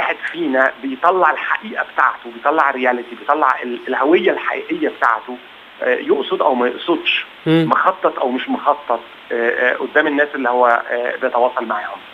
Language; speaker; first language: Arabic; native; Arabic